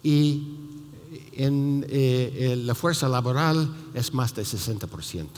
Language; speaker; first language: Spanish; non-native, fluent; English